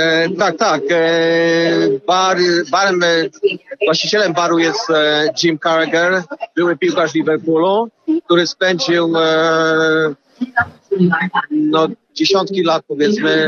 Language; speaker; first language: Polish; early bilingual, heritage; Polish